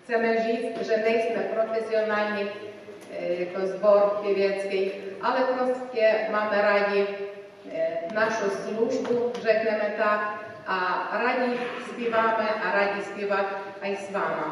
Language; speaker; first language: Czech; non-native, learner; Ukrainian